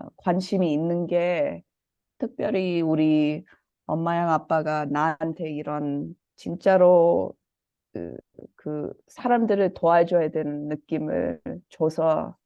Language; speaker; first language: Korean; early bilingual, heritage; Korean